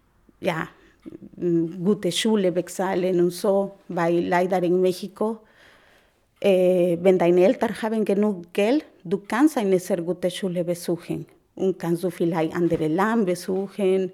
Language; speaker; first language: German; non-native, learner; Spanish